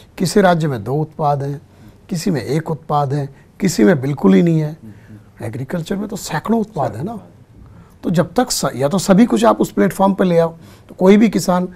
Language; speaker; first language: Hindi; native; Hindi